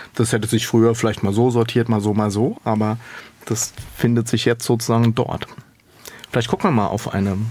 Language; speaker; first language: German; native; German